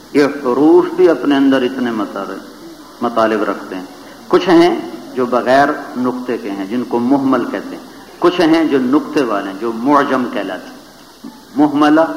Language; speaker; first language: Urdu; native; Urdu